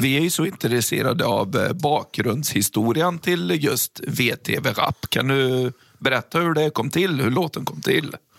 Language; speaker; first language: Swedish; native; Swedish